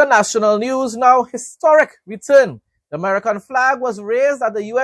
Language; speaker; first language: English; native; English